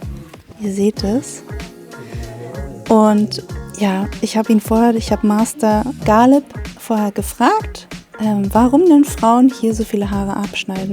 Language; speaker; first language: German; native; German